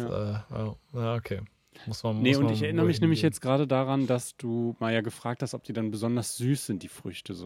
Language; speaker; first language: German; native; German